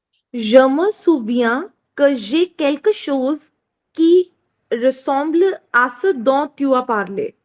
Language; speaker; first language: French; non-native, learner; Hindi